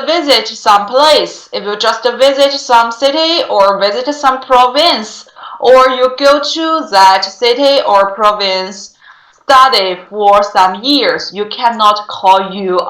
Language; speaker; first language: English; non-native, fluent; Chinese